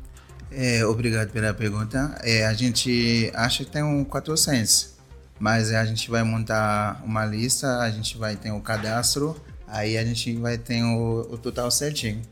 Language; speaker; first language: Portuguese; non-native, fluent; Haitian Creole